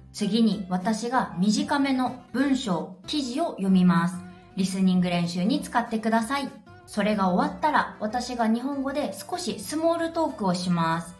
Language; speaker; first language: Japanese; native; Japanese